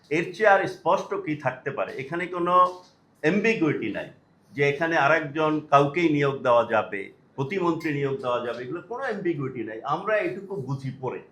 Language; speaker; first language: Bangla; non-native, local second language; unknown